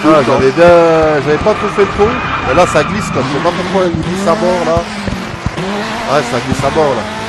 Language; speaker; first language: French; native; French